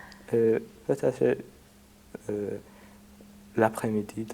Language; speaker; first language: French; non-native, fluent; Hungarian